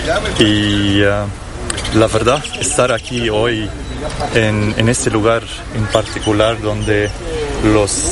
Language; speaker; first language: Spanish; non-native, fluent; Arabic